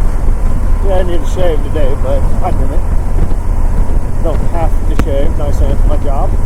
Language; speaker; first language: English; native; English